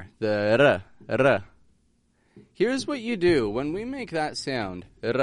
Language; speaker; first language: English; native; English